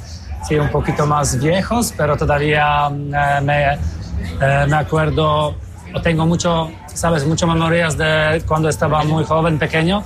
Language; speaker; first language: Spanish; non-native, fluent; Polish